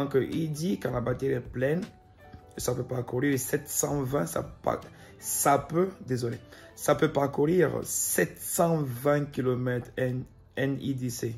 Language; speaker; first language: French; non-native, local second language; Ewe